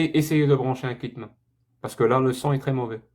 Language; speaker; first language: French; native; French